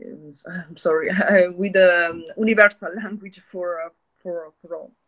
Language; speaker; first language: English; non-native, learner; Italian